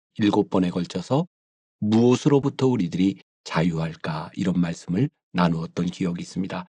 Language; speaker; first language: Korean; native; Korean